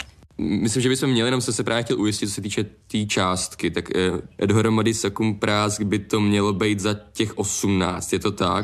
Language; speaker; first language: Czech; native; Czech